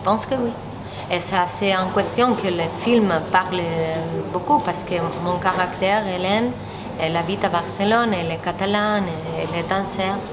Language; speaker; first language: French; non-native, learner; Spanish